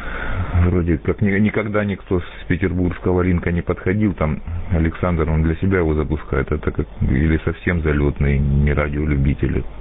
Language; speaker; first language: Russian; native; Russian